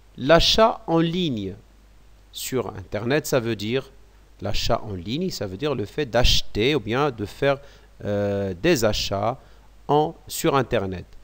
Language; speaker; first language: French; non-native, local second language; Arabic